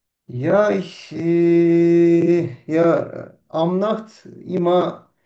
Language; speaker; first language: German; non-native, learner; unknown